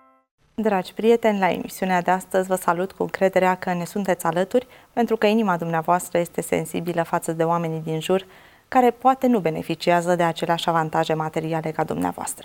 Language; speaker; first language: Romanian; native; Romanian